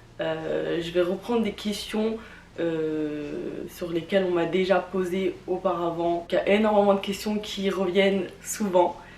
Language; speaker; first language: French; early bilingual, other home language; Vietnamese